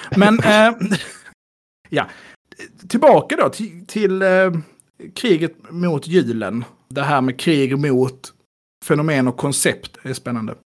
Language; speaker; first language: Swedish; native; Swedish